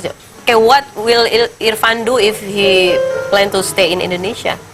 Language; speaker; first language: English; non-native, learner; Indonesian